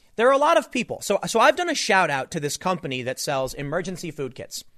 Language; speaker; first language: English; native; English